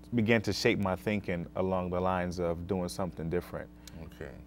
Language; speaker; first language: English; native; English